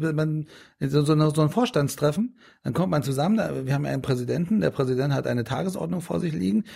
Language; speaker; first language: German; early bilingual, other home language; Persian